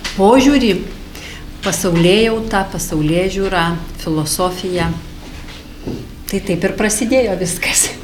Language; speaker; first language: Lithuanian; native; Lithuanian